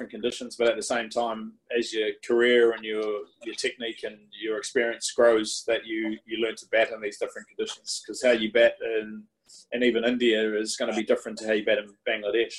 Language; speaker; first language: English; native; English